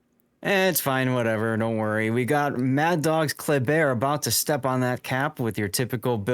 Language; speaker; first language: English; native; English